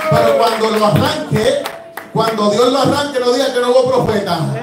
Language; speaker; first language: Spanish; early bilingual, heritage; Spanish